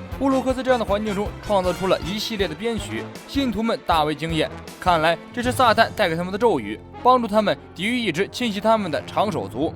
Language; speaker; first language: Chinese; native; Chinese